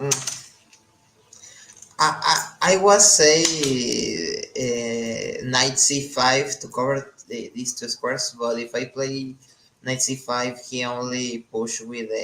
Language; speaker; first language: English; non-native, learner; Spanish